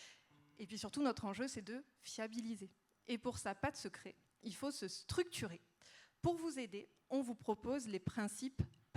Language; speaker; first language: French; native; French